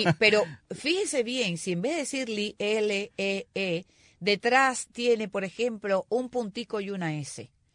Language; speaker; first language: Spanish; native; Spanish